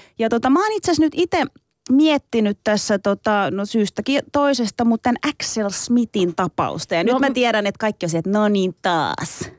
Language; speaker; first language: Finnish; early bilingual, other home language; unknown